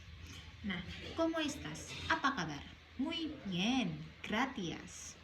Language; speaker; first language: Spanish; non-native, fluent; Indonesian